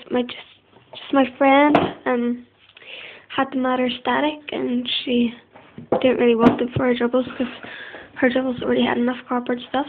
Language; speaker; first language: English; native; English